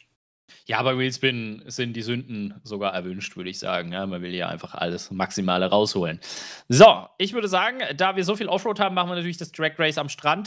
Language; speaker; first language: German; native; German